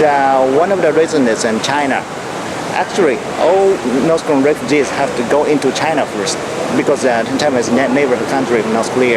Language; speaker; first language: English; non-native, fluent; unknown